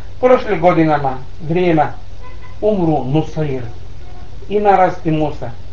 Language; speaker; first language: Bosnian; non-native, learner; Arabic